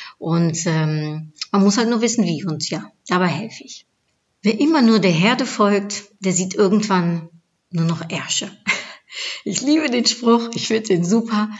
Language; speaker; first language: German; non-native, fluent; Dutch